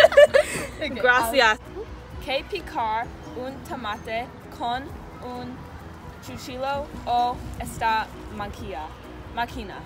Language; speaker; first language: Spanish; non-native, learner; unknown